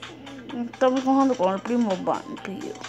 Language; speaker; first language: Spanish; native; Spanish